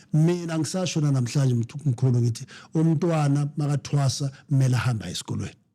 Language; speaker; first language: Zulu; non-native, local second language; Southern Sotho